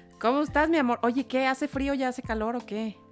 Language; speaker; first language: Spanish; native; Spanish